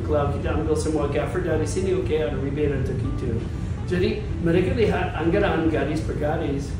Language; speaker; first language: Indonesian; non-native, fluent; English